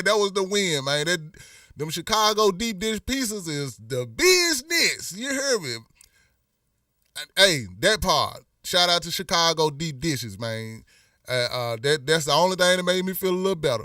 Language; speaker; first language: English; native; English